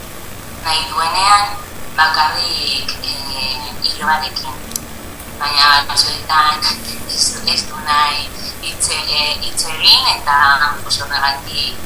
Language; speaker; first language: Basque; non-native, learner; Spanish